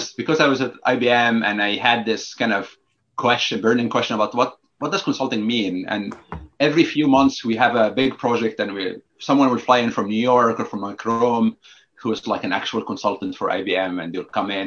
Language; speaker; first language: English; non-native, fluent; Arabic